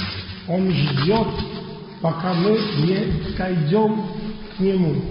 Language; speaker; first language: Russian; non-native, fluent; Polish